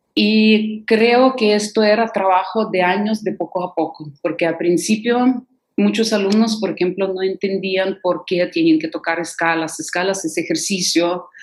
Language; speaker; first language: Spanish; non-native, fluent; Ukrainian